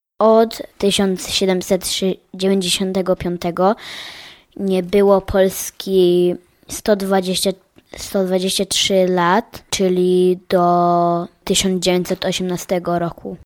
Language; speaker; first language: Polish; early bilingual, heritage; Polish